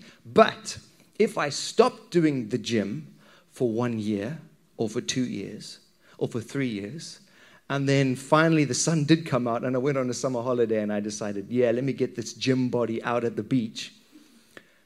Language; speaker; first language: English; native; English